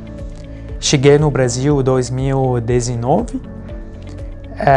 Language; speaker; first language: Portuguese; non-native, fluent; Arabic